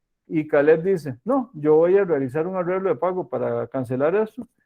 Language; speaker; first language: Spanish; native; Spanish